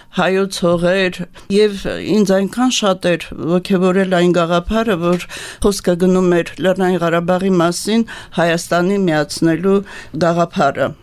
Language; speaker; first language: Armenian; native; Armenian